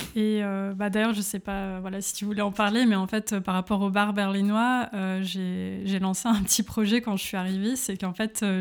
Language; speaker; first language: French; native; French